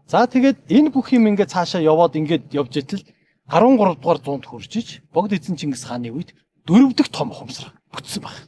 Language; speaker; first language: Mongolian; native; Mongolian